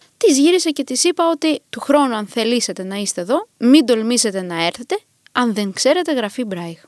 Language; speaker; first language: Greek; early bilingual, other home language; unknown